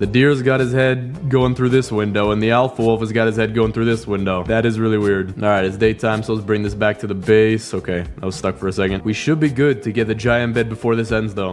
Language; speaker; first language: English; native; English